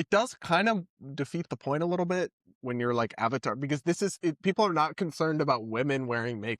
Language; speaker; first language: English; native; English